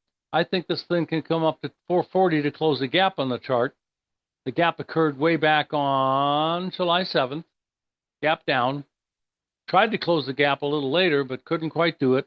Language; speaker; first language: English; native; English